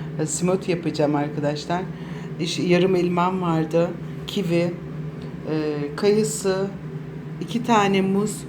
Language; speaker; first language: Turkish; native; Turkish